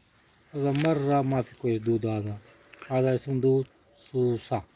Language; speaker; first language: Arabic; non-native, learner; Urdu